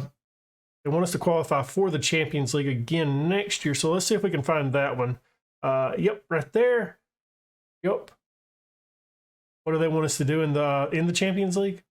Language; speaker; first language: English; native; English